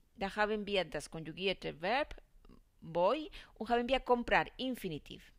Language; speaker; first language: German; non-native, fluent; Spanish